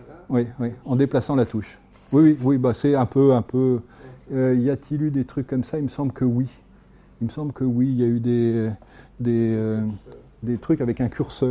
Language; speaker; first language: French; native; French